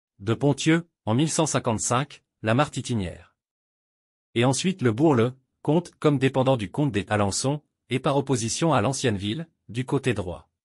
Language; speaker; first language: French; native; French